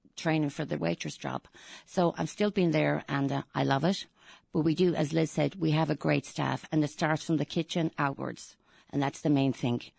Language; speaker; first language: English; native; English